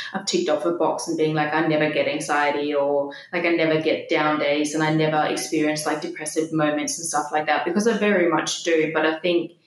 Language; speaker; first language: English; non-native, fluent; Danish